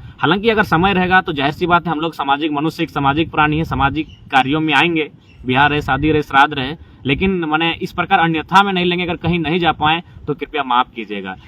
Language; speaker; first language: Hindi; non-native, local second language; Magahi